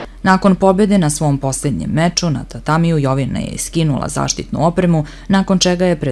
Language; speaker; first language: Serbian; native; Serbian